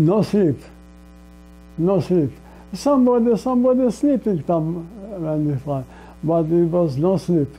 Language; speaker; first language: English; non-native, learner; Polish